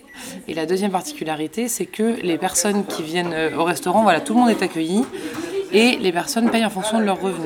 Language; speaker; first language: French; native; French